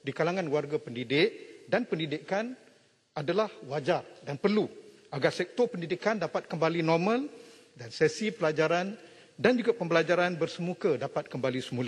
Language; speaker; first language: Malay; native; Malay